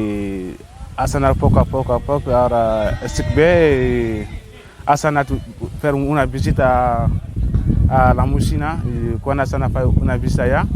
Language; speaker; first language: Spanish; non-native, learner; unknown